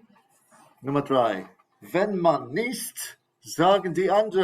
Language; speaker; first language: German; non-native, fluent; English